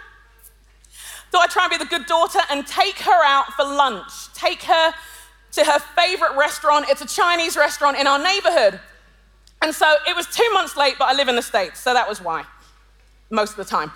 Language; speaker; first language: English; native; English